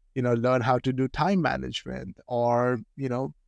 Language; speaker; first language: English; non-native, local second language; Hindi